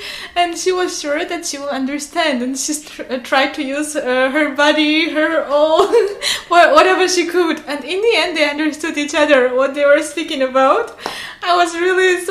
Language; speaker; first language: English; non-native, fluent; Armenian